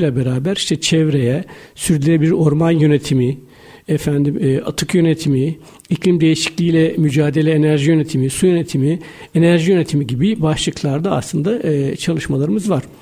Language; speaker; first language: Turkish; native; Turkish